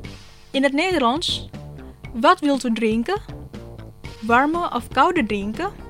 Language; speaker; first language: Dutch; non-native, learner; Indonesian